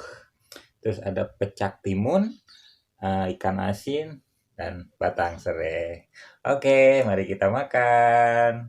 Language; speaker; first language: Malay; non-native, local second language; Sundanese